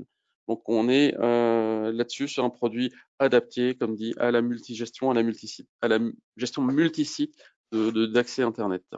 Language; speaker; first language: French; native; French